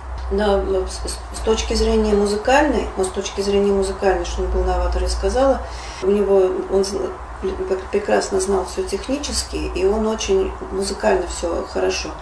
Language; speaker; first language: Russian; native; Russian